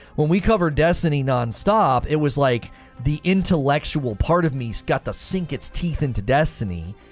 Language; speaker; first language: English; native; English